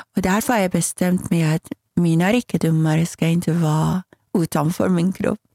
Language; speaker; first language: Swedish; non-native, fluent; Persian